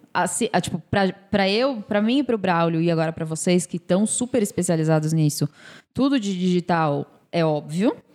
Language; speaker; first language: Portuguese; native; Portuguese